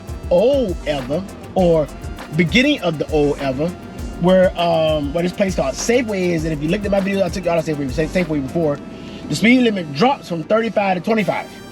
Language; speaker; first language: English; native; English